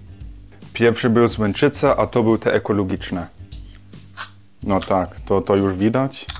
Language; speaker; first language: Polish; non-native, learner; German